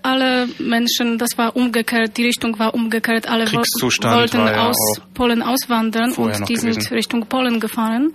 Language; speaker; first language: German; non-native, fluent; Polish